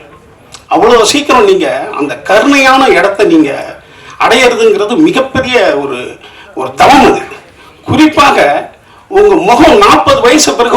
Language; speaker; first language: Tamil; native; Tamil